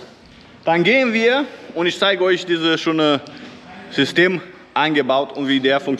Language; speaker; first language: German; non-native, fluent; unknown